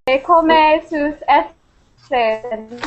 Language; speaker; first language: Spanish; non-native, learner; English